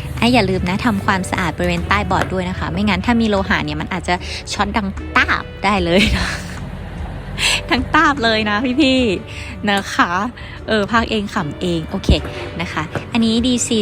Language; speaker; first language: Thai; native; Thai